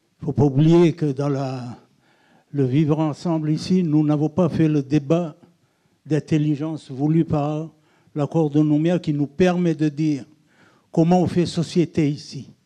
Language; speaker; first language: French; non-native, local second language; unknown